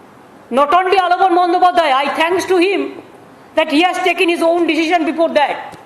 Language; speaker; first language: English; non-native, local second language; Bangla